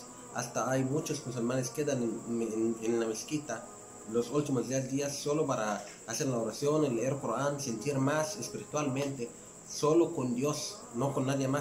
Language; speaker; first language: Spanish; non-native, learner; Arabic